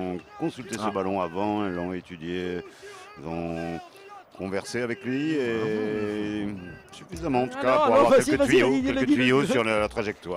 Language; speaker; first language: French; native; French